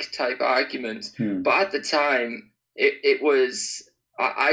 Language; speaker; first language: English; native; English